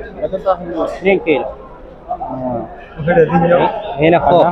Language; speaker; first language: Arabic; non-native, learner; Bangla